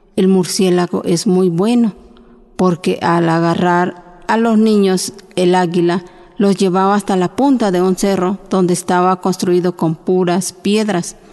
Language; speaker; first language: Spanish; non-native, local second language; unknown